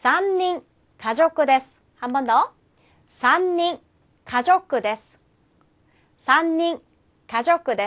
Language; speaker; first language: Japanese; non-native, fluent; Korean